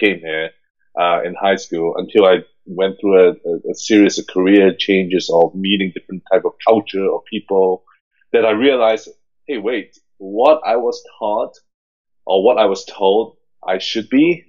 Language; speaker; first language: English; early bilingual, other home language; Cantonese